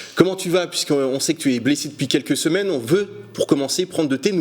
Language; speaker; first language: French; native; French